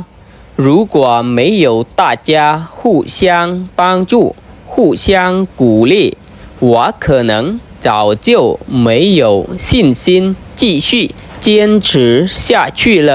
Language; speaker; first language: Chinese; non-native, fluent; Khmer